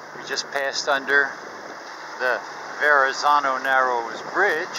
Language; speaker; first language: English; non-native, fluent; Danish